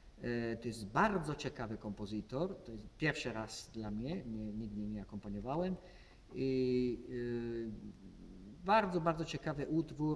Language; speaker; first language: Polish; non-native, learner; Italian